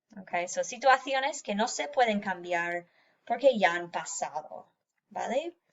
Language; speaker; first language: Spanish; non-native, fluent; English